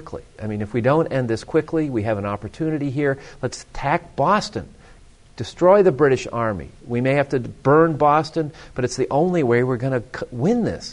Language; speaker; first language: English; native; English